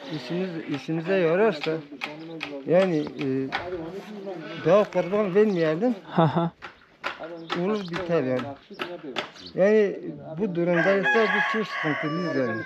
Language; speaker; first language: Turkish; non-native, local second language; Kurdish